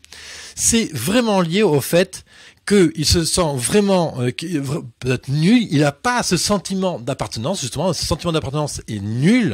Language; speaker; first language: French; native; French